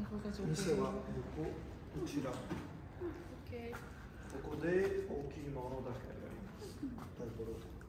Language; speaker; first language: Japanese; non-native, learner; Italian